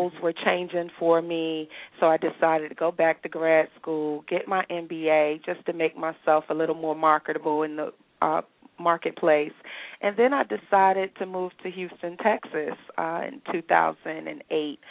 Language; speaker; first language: English; native; English